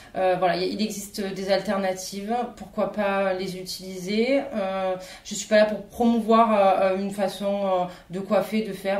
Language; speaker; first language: French; native; French